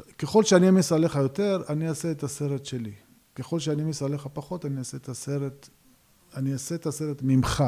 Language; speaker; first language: Hebrew; early bilingual, other home language; Georgian